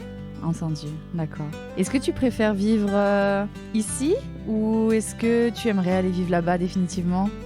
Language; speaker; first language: French; native; French